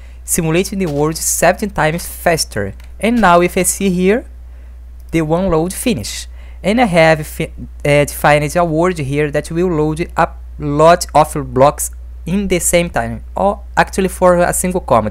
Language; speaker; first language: English; non-native, fluent; Portuguese